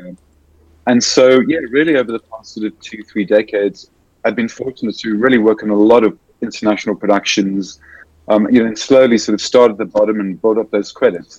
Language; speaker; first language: English; native; English